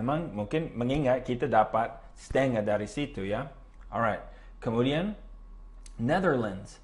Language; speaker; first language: Indonesian; non-native, fluent; English